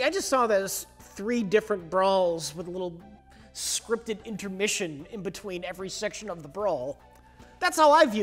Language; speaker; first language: English; native; English